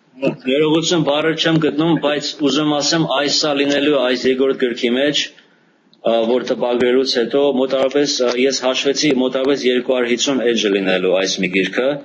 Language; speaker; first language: Armenian; early bilingual, heritage; Armenian